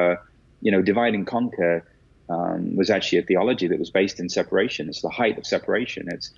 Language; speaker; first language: English; native; English